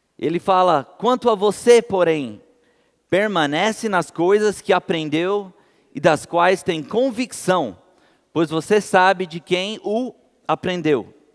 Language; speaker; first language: Portuguese; non-native, fluent; English